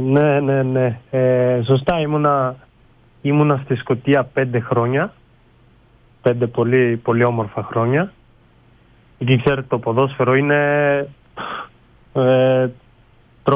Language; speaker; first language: Greek; early bilingual, other home language; Bulgarian